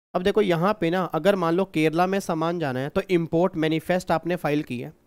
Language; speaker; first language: Hindi; native; Hindi